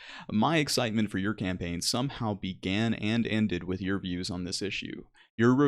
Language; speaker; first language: English; native; English